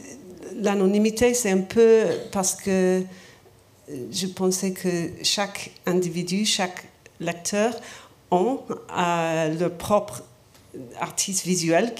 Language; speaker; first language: French; non-native, learner; English